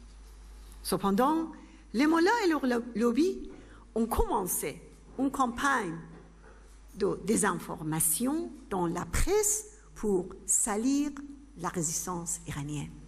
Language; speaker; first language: French; non-native, fluent; Persian